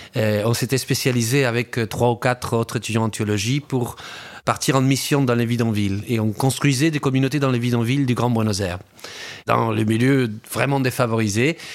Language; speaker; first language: French; early bilingual, other home language; Spanish